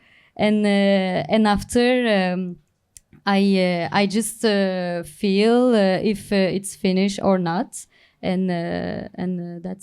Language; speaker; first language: English; non-native, learner; Turkish